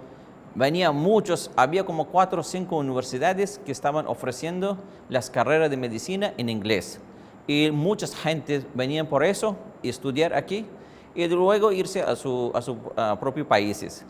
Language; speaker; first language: Spanish; non-native, fluent; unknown